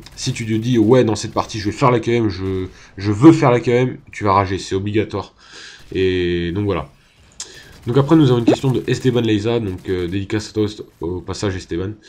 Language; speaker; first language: French; native; French